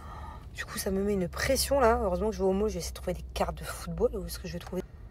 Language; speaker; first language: French; native; French